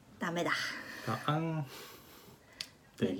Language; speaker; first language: Chinese; non-native, learner; Japanese